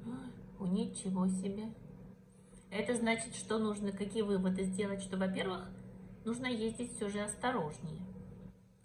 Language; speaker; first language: Russian; native; Russian